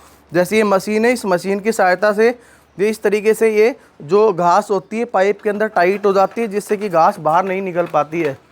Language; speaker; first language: Hindi; native; Hindi